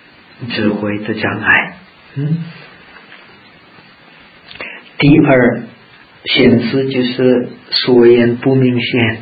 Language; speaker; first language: Chinese; non-native, fluent; Czech